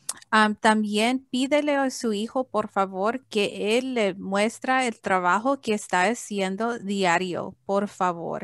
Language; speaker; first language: Spanish; early bilingual, heritage; English